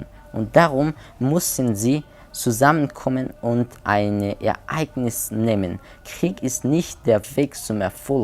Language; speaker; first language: German; non-native, learner; Persian